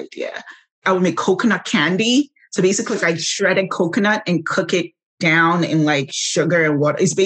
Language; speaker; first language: English; non-native, local second language; Yoruba